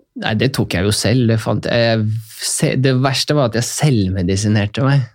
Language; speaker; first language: Norwegian; early bilingual, other home language; Russian